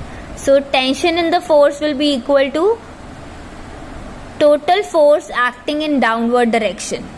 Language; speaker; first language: English; non-native, local second language; Hindi